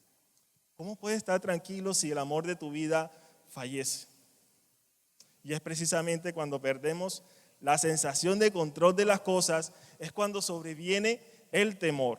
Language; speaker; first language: Spanish; native; Spanish